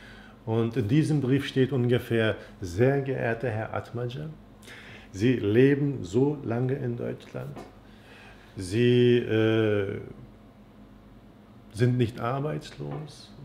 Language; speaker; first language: German; non-native, fluent; Turkish